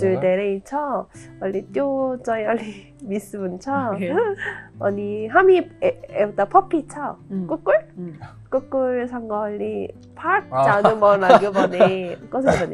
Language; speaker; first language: Nepali; non-native, learner; Korean